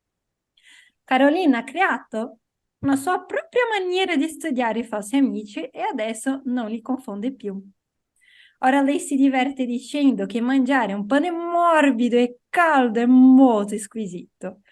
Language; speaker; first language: Italian; non-native, fluent; Portuguese